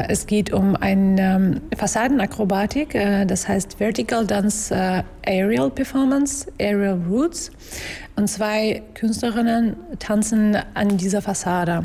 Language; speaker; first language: German; non-native, fluent; Russian